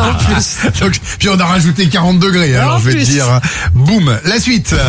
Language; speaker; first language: French; native; French